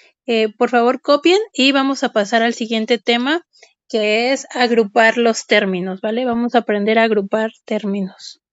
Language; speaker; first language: Spanish; native; Spanish